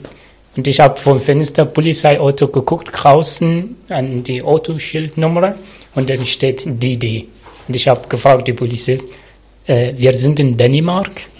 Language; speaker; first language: German; non-native, learner; Arabic